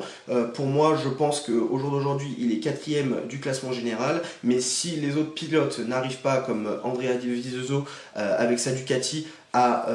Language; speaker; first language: French; native; French